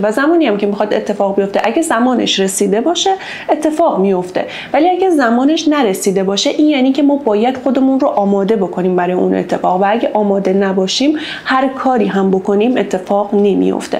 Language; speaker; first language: Persian; native; Persian